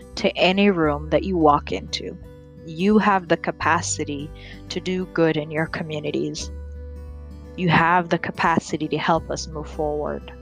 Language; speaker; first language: English; early bilingual, other home language; Rundi